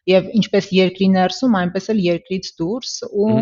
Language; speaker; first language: Armenian; early bilingual, heritage; Armenian